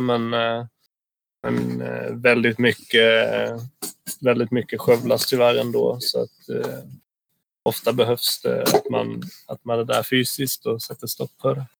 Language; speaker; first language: Swedish; native; Swedish